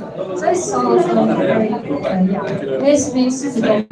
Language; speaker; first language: English; non-native, fluent; Chinese